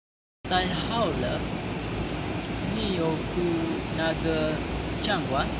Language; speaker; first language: Chinese; non-native, learner; Malay